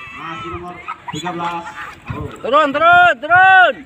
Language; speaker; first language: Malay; non-native, local second language; Javanese